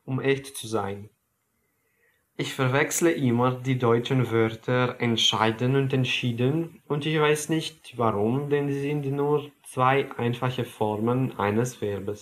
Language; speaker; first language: German; non-native, fluent; Romanian